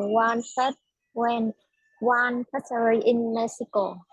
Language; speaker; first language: English; non-native, learner; Vietnamese